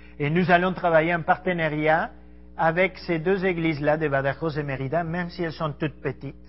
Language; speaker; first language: French; non-native, fluent; Spanish